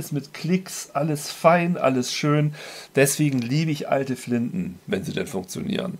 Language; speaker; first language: German; native; German